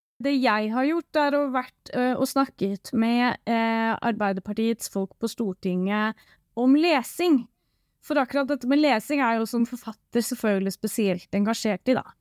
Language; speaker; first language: Norwegian; native; Norwegian